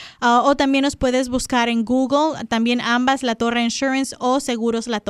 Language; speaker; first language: Spanish; native; Spanish